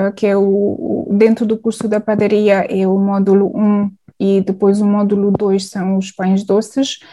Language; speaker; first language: Portuguese; non-native, fluent; Hungarian